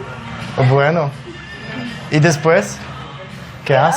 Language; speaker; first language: Spanish; non-native, learner; Polish